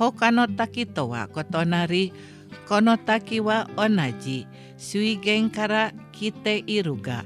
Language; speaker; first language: Japanese; non-native, fluent; Indonesian